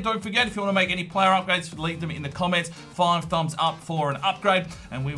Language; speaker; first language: English; native; English